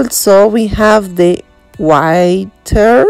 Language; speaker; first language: English; non-native, learner; Spanish